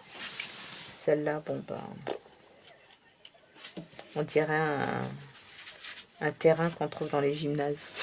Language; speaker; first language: French; native; French